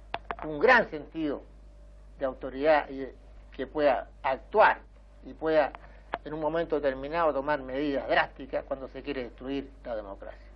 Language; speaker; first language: Spanish; native; Spanish